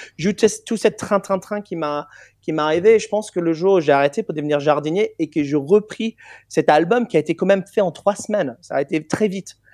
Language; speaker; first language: French; non-native, fluent; English